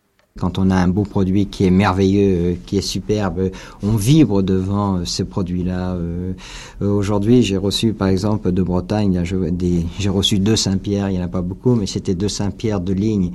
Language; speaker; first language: French; native; French